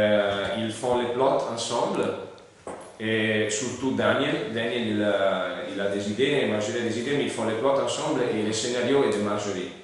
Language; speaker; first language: French; non-native, learner; Italian